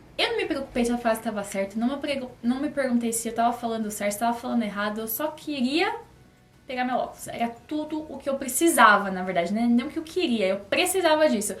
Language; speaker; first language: Portuguese; native; Portuguese